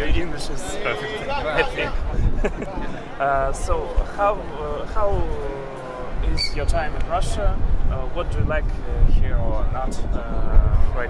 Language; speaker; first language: English; non-native, learner; Russian